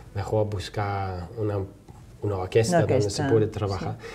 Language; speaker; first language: Spanish; non-native, fluent; German